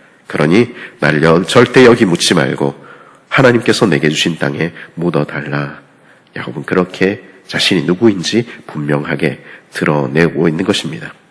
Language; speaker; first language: Korean; native; Korean